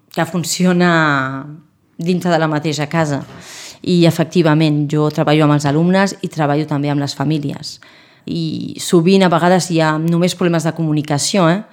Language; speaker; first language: Catalan; non-native, local second language; Spanish